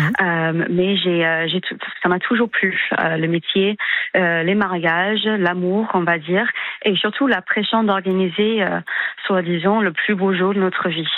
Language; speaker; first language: French; non-native, fluent; English